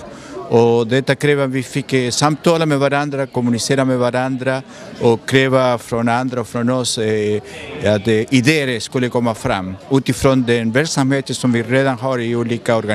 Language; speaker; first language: Swedish; non-native, fluent; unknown